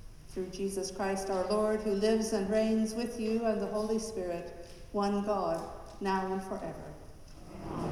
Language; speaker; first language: English; native; English